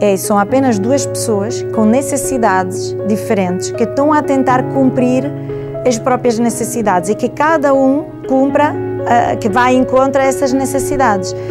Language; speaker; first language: Portuguese; non-native, fluent; Italian